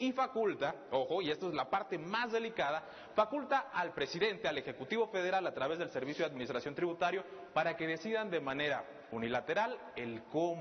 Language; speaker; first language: Spanish; native; Spanish